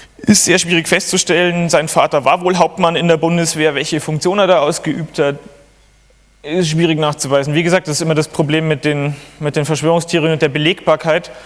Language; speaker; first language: German; native; German